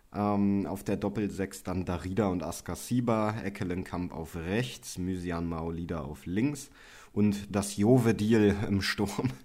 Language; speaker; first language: German; native; German